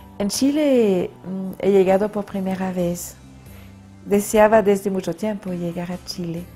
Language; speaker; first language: Spanish; non-native, fluent; French